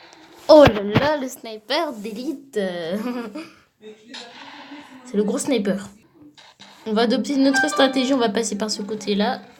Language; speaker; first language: French; native; French